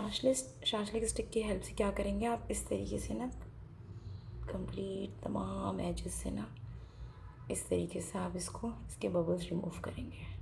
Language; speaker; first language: Hindi; native; Hindi